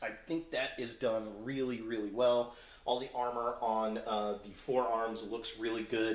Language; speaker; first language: English; native; English